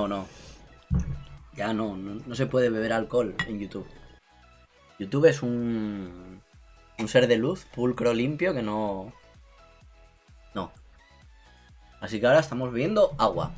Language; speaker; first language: Spanish; native; Spanish